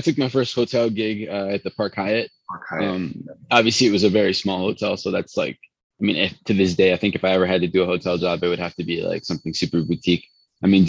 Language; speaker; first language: English; early bilingual, other home language; Spanish